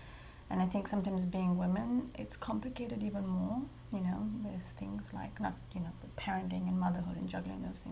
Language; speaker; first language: English; non-native, local second language; Hindi